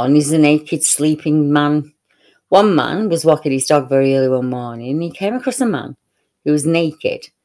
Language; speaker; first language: English; native; English